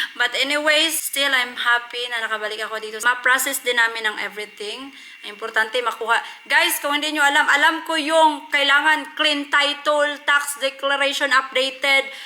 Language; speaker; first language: Filipino; non-native, local second language; Cebuano